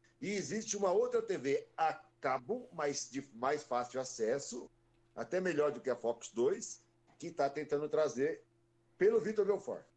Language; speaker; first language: Portuguese; native; Portuguese